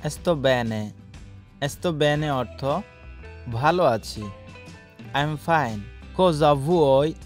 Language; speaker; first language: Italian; non-native, learner; Bangla